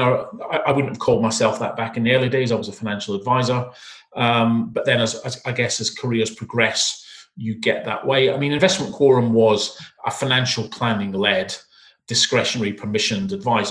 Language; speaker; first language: English; native; English